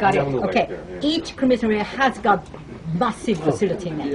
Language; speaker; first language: English; non-native, fluent; Korean